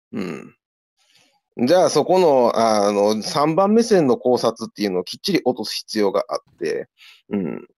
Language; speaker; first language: Japanese; native; Japanese